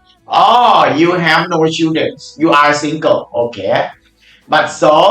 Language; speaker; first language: English; non-native, learner; Thai